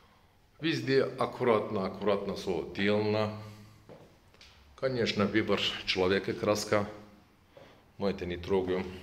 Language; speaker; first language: Russian; non-native, local second language; Turkish